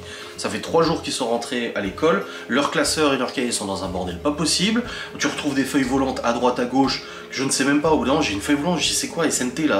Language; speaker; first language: French; native; French